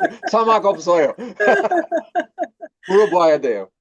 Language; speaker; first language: Korean; non-native, learner; English